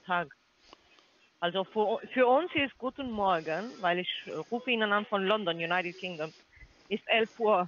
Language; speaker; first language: German; non-native, learner; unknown